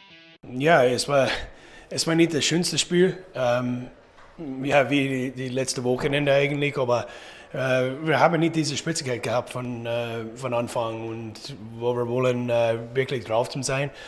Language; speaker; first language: German; non-native, fluent; English